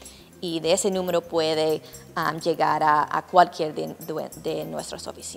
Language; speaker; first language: Spanish; non-native, fluent; English